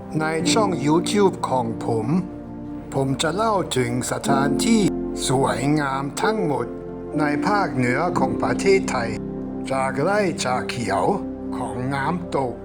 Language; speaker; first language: Thai; non-native, fluent; German